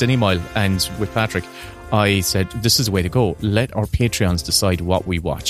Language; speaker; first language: English; native; English